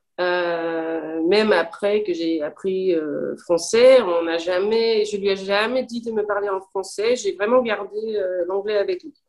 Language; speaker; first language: French; non-native, fluent; English